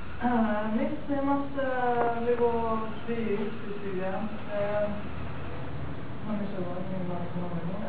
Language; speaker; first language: Greek; non-native, learner; Swedish